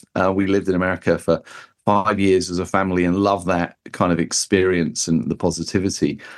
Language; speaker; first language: English; native; English